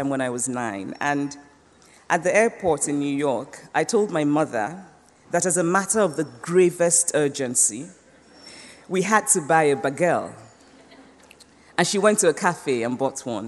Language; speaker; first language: English; non-native, local second language; Igbo